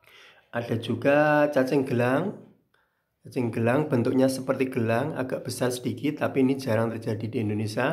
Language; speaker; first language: Indonesian; native; Indonesian